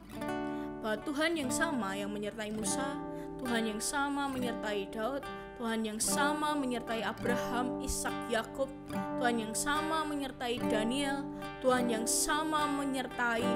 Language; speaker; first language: Indonesian; native; Indonesian